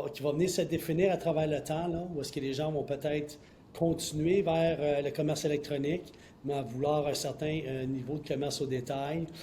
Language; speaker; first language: French; native; French